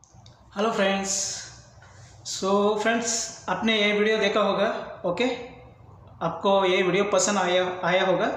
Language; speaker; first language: Hindi; non-native, local second language; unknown